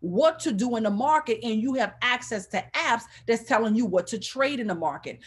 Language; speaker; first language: English; native; English